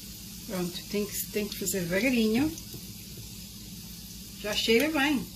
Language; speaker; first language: Portuguese; early bilingual, heritage; Portuguese